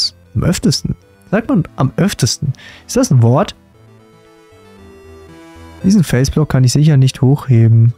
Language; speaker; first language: German; native; German